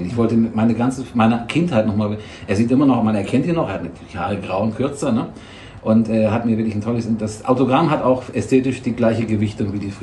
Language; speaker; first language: German; native; German